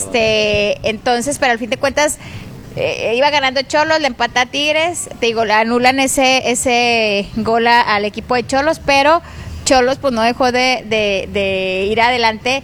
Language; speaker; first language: Spanish; native; Spanish